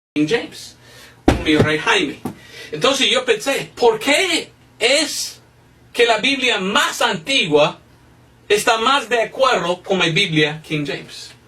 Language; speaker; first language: Spanish; non-native, fluent; English